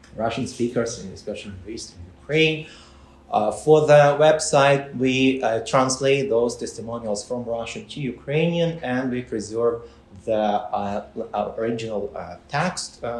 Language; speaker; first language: English; non-native, fluent; Ukrainian